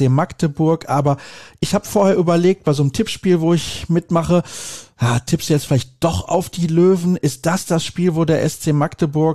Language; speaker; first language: German; native; German